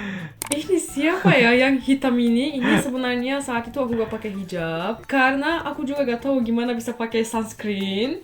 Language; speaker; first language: Indonesian; non-native, fluent; Turkish